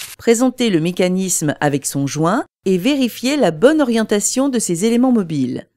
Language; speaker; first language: French; native; French